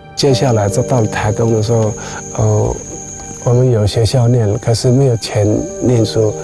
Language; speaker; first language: Chinese; non-native, local second language; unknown